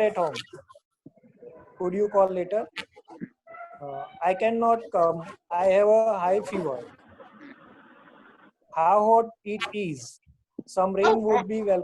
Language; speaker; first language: English; non-native, learner; Gujarati